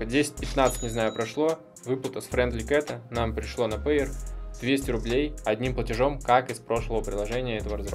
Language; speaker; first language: Russian; native; Russian